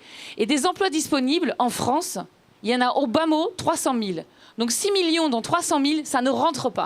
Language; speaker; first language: French; native; French